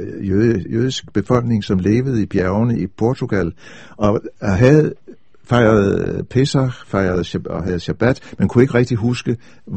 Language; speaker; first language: Danish; native; Danish